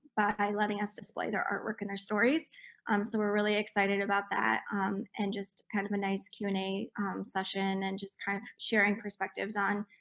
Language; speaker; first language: English; native; English